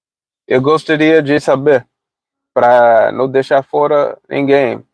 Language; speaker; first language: Portuguese; non-native, fluent; English